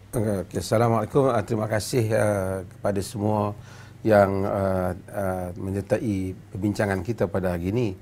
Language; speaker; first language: Malay; native; Malay